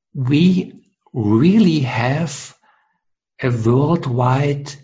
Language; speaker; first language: English; non-native, fluent; German